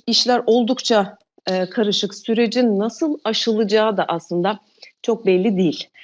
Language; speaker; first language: Turkish; non-native, local second language; Albanian